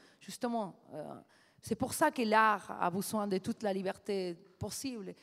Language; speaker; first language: French; non-native, fluent; Spanish